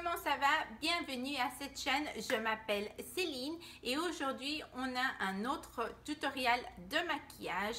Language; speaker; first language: French; non-native, fluent; Spanish